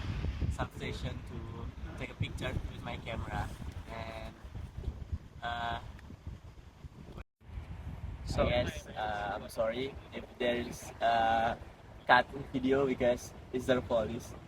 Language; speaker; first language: English; non-native, learner; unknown